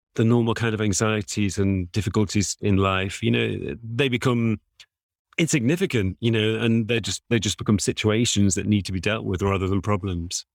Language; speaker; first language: English; native; English